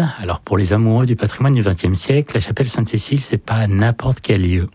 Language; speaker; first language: French; native; French